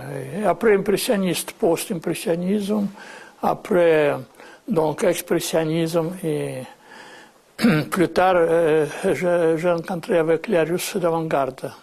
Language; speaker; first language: French; non-native, fluent; Russian